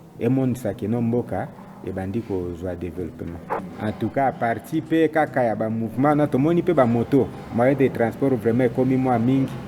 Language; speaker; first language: Lingala; native; Lingala